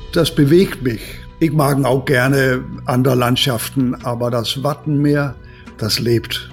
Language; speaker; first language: German; non-native, learner; Danish